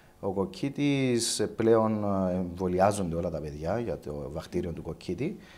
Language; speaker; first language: Greek; native; Greek